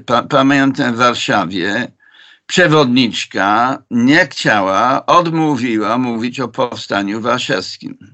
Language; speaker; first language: Polish; non-native, fluent; English